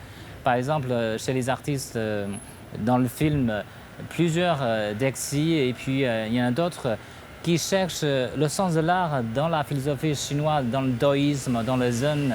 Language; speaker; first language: French; non-native, fluent; Chinese